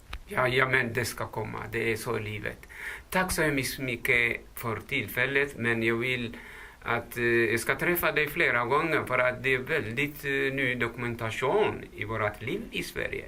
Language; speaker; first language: Swedish; non-native, fluent; Tigrinya